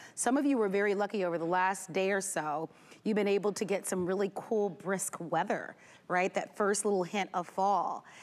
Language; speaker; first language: English; native; English